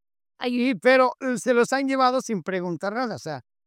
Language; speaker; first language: Spanish; native; Spanish